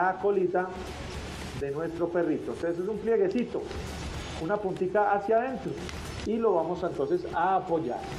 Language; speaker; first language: Spanish; native; Spanish